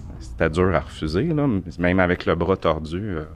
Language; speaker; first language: French; native; French